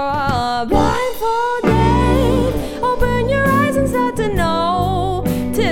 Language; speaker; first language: English; native; English